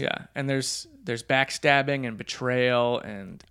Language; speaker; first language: English; native; English